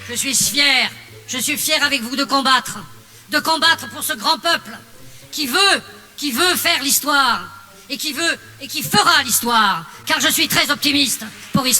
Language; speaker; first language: French; native; French